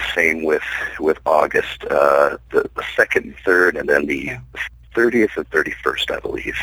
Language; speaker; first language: English; native; English